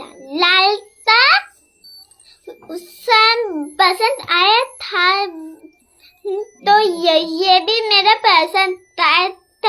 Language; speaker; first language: Hindi; non-native, local second language; Bangla